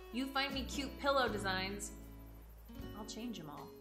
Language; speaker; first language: English; native; English